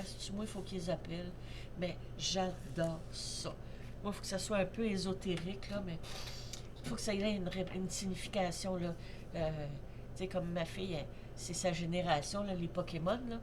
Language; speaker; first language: French; native; French